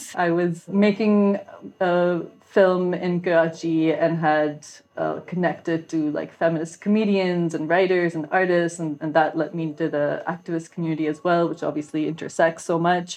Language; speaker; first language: English; non-native, local second language; Urdu